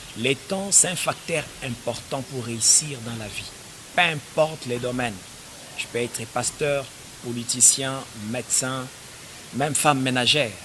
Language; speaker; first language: French; non-native, local second language; Swahili